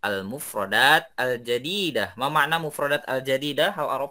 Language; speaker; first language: Arabic; non-native, fluent; Indonesian